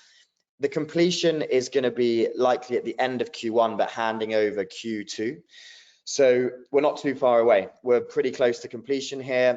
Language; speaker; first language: English; native; English